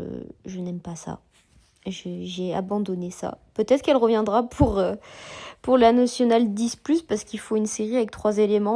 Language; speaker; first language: French; native; French